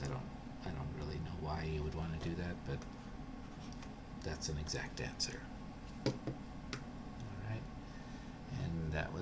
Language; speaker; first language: English; native; English